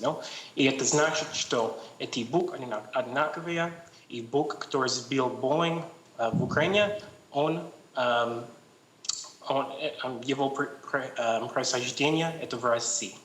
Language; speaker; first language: Russian; non-native, learner; English